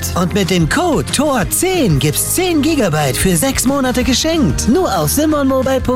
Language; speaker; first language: German; native; German